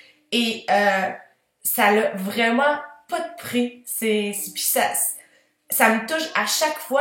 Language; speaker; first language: French; native; French